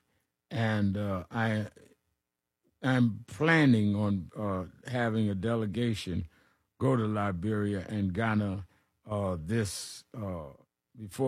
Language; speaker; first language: English; native; English